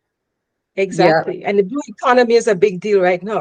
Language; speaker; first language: English; native; English